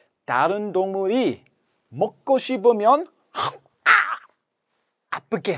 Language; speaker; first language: Korean; non-native, learner; English